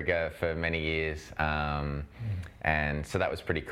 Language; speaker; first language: English; native; English